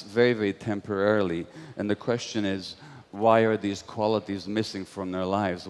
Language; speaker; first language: English; non-native, fluent; Hungarian